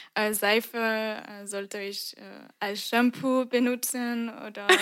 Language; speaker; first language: German; non-native, fluent; French